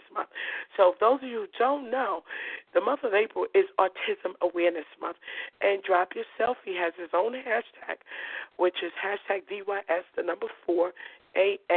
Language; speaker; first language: English; native; English